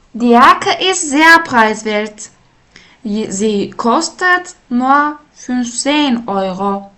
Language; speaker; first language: German; non-native, fluent; Turkish